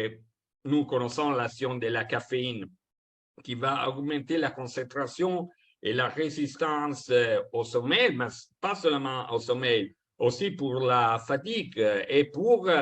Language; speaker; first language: French; non-native, fluent; Italian